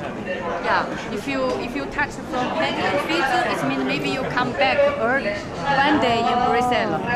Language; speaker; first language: English; non-native, learner; French